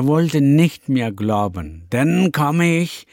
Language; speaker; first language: German; non-native, learner; Tamil